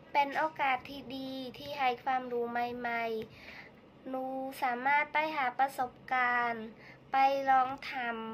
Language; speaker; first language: Thai; non-native, learner; Khmer